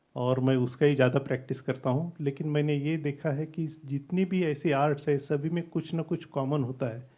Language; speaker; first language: Hindi; non-native, local second language; Marathi